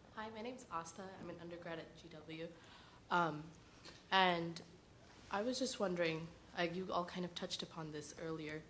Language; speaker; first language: English; non-native, fluent; German